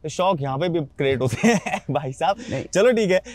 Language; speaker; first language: Hindi; native; Hindi